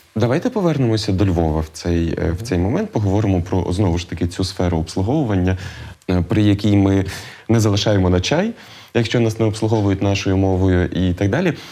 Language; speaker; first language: Ukrainian; native; Ukrainian